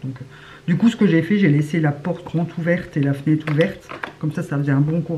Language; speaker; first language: French; native; French